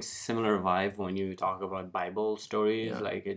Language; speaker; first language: English; non-native, local second language; Nepali